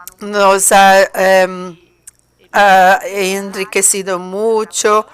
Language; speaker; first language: Spanish; non-native, fluent; Portuguese